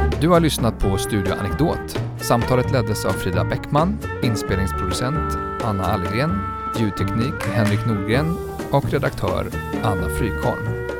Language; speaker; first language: Swedish; native; Swedish